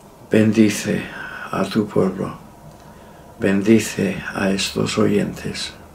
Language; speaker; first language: Spanish; non-native, fluent; English